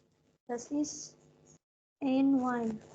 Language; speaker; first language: German; non-native, learner; Indonesian